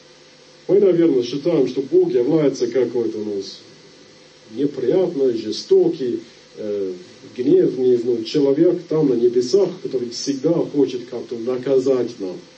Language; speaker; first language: Russian; non-native, fluent; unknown